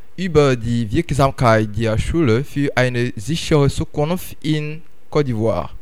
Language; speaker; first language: German; non-native, fluent; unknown